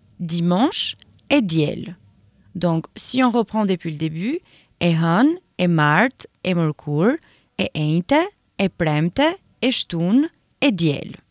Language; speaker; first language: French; non-native, fluent; Albanian